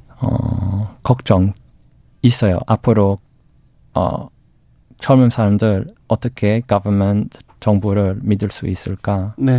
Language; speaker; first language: Korean; non-native, learner; English